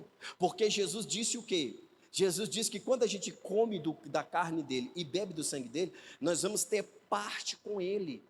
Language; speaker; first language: Portuguese; native; Portuguese